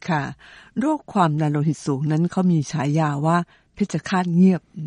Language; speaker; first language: Thai; native; Thai